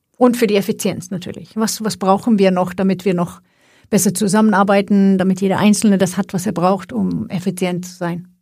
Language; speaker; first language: German; non-native, fluent; Swedish